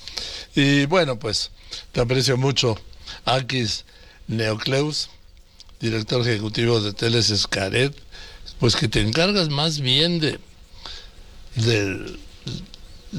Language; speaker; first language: Spanish; native; Spanish